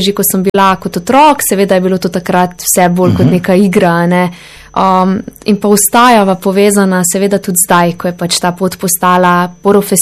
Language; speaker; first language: Slovenian; native; Slovenian